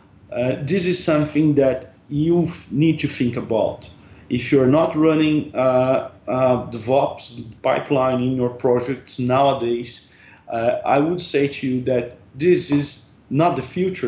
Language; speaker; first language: English; non-native, fluent; Portuguese